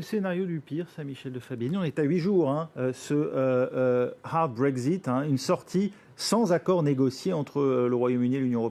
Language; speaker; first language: French; native; French